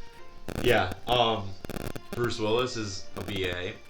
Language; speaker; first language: English; native; English